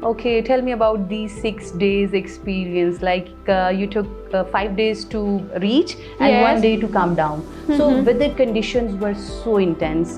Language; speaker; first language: English; non-native, fluent; Urdu